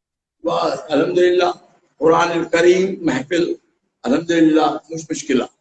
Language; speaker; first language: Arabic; non-native, learner; Urdu